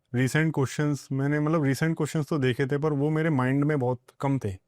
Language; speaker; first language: Hindi; non-native, local second language; Punjabi